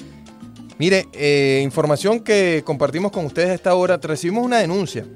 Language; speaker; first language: Spanish; native; Spanish